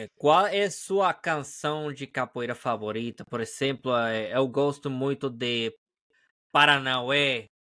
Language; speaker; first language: Portuguese; non-native, learner; Spanish